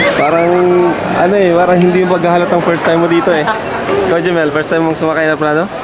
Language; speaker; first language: Filipino; native; Filipino